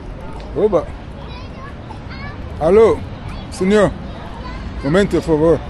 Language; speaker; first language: Spanish; non-native, learner; English